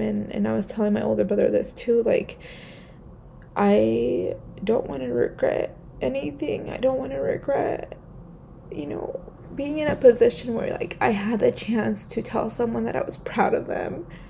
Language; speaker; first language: English; early bilingual, other home language; Spanish